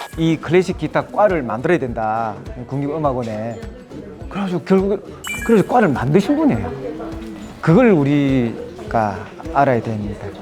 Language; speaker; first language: Korean; native; Korean